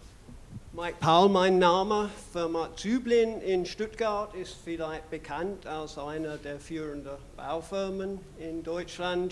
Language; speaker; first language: German; non-native, fluent; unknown